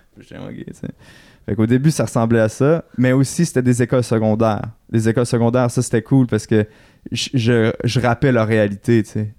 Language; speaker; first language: French; native; French